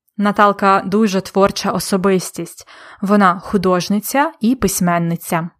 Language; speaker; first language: Ukrainian; native; Ukrainian